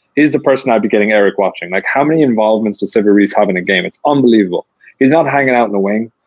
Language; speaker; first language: English; native; English